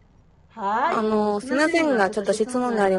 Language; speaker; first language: Japanese; non-native, learner; Spanish